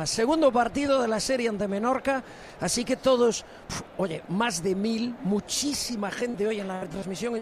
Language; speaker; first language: Spanish; native; Spanish